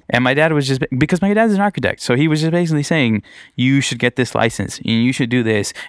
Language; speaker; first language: English; native; English